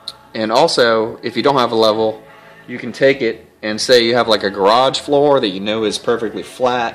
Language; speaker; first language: English; native; English